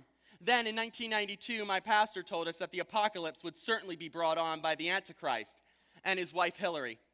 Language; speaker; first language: English; native; English